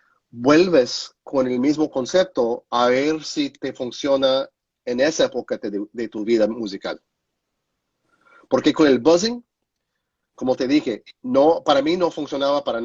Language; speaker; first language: Spanish; non-native, fluent; English